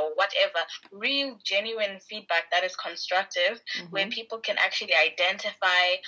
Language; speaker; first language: English; non-native, local second language; Shona